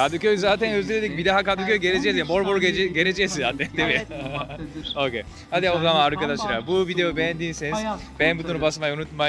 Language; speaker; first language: Turkish; non-native, fluent; Japanese